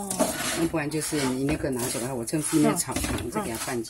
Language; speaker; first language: Chinese; native; Chinese